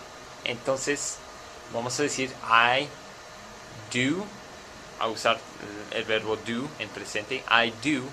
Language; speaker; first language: Spanish; non-native, fluent; English